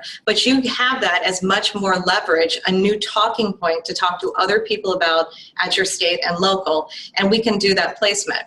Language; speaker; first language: English; native; English